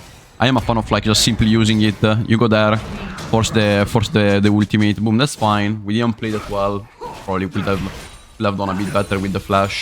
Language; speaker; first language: English; non-native, fluent; Italian